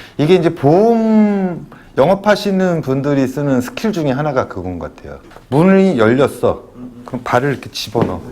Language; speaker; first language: Korean; native; Korean